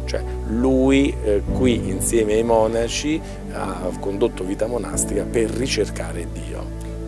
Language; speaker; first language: Italian; native; Italian